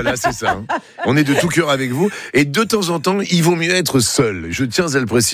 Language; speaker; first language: French; native; French